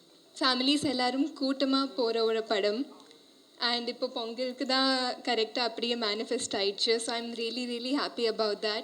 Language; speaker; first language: Tamil; non-native, fluent; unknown